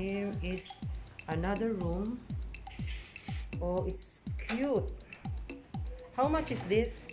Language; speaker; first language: English; non-native, local second language; Filipino